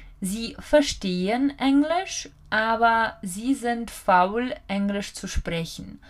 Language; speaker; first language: German; non-native, fluent; Czech